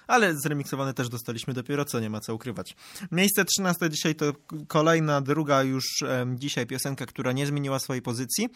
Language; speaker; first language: Polish; native; Polish